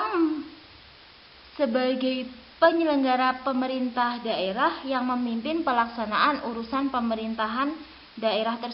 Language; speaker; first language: Indonesian; native; Indonesian